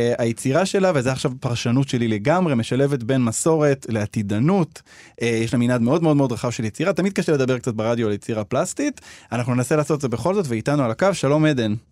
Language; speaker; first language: Hebrew; native; Hebrew